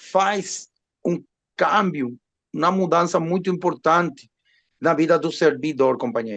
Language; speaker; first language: Portuguese; non-native, learner; Spanish